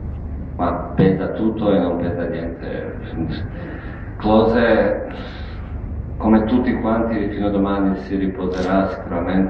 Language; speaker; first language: Italian; non-native, fluent; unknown